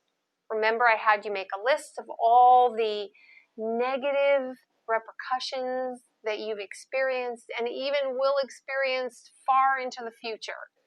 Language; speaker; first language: English; native; English